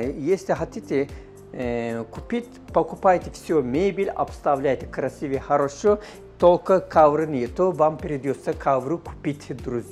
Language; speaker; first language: Russian; non-native, fluent; Turkish